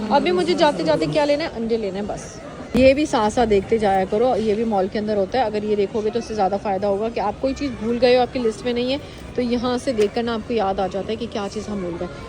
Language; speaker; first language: Urdu; native; Urdu